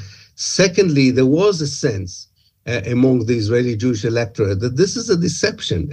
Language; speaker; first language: English; non-native, fluent; Hebrew